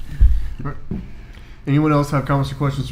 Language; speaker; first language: English; native; English